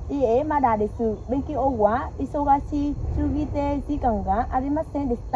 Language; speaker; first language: Japanese; non-native, learner; Vietnamese